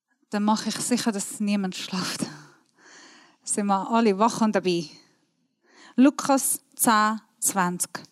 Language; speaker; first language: German; non-native, fluent; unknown